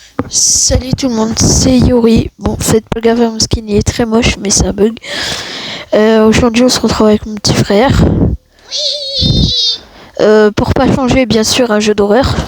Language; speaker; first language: French; native; French